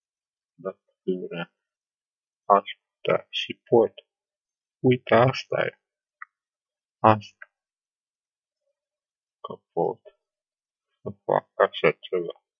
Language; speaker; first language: Romanian; native; Romanian